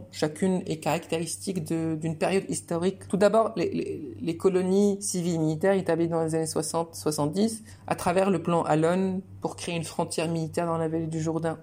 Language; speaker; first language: French; non-native, local second language; Arabic